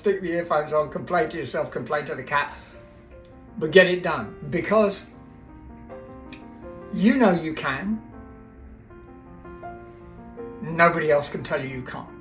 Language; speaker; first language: English; native; English